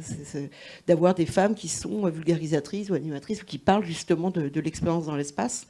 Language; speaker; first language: French; native; French